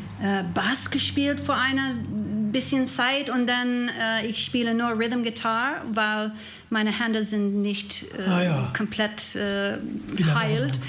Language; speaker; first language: German; non-native, learner; English